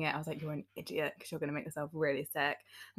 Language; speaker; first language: English; native; English